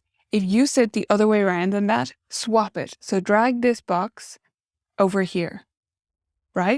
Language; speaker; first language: English; native; English